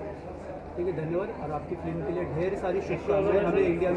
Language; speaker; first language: Hindi; native; Hindi